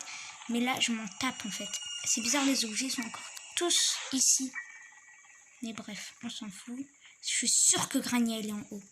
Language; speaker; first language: French; native; French